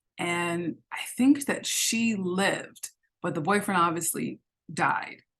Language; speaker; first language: English; native; English